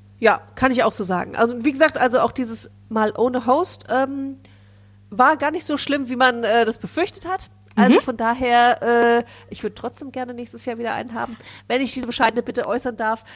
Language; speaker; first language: German; native; German